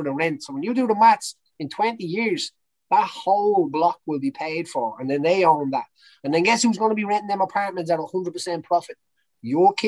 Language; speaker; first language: English; native; English